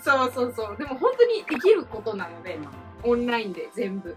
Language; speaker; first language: Japanese; early bilingual, heritage; Japanese